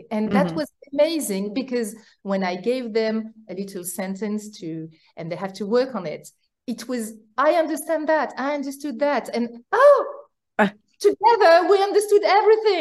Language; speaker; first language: English; non-native, fluent; French